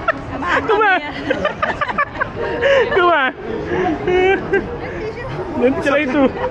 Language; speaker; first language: Italian; non-native, learner; Filipino